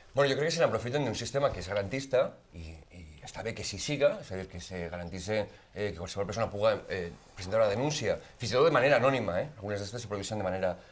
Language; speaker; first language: Catalan; native; Catalan